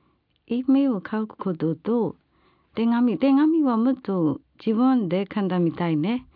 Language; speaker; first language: Japanese; non-native, learner; Burmese